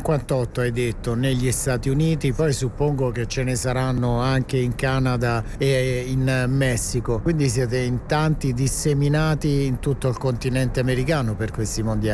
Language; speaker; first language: Italian; native; Italian